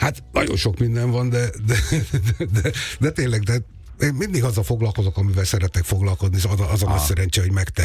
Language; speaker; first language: Hungarian; native; Hungarian